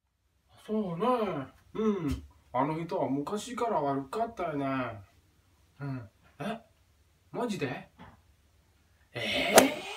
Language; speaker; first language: Japanese; non-native, fluent; Indonesian